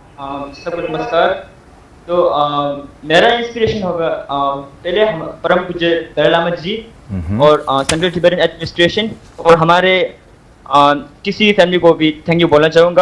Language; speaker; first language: Hindi; non-native, local second language; Tibetan